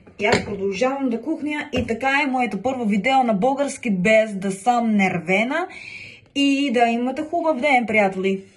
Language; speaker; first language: Bulgarian; non-native, learner; Spanish